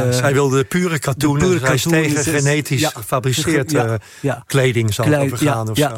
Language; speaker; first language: Dutch; native; Dutch